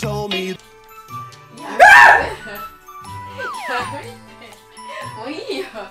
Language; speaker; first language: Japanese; non-native, fluent; English